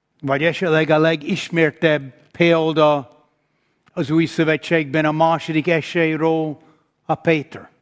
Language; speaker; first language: Hungarian; non-native, fluent; English